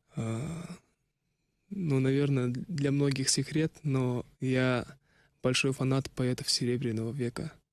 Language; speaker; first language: Russian; non-native, local second language; Kazakh